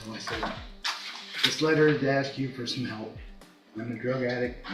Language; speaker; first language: English; native; English